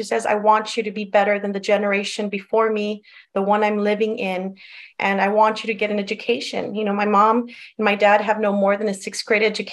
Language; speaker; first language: English; early bilingual, other home language; Spanish